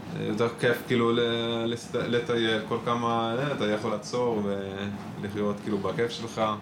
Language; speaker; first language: Hebrew; non-native, fluent; Italian